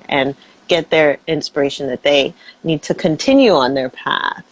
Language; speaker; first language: English; non-native, fluent; Spanish